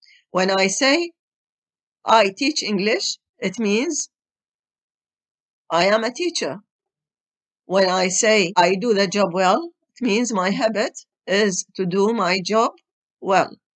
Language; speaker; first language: English; non-native, fluent; Arabic